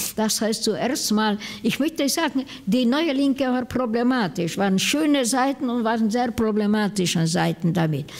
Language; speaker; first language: German; non-native, fluent; Hungarian